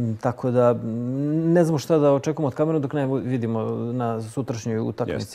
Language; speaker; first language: Serbian; native; Serbian